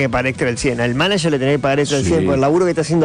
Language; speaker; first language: Spanish; native; Spanish